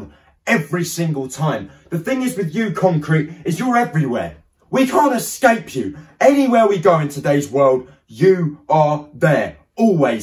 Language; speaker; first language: English; native; English